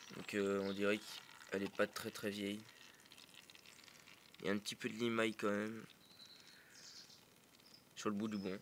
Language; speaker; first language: French; native; French